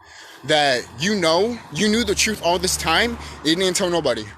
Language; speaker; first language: English; native; English